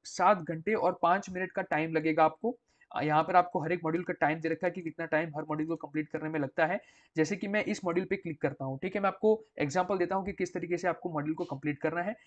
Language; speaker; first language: Hindi; non-native, local second language; Gujarati